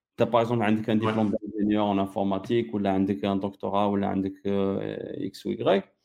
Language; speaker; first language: French; non-native, local second language; Arabic